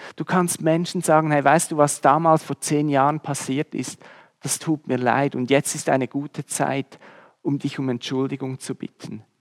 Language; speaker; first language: German; native; German